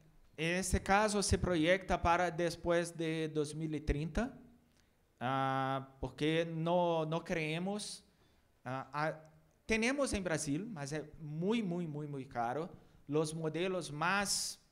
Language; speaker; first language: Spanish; non-native, learner; Portuguese